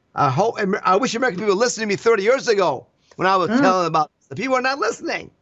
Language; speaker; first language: English; non-native, fluent; Persian